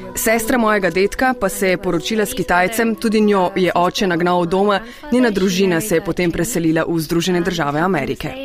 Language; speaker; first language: Slovenian; non-native, fluent; Spanish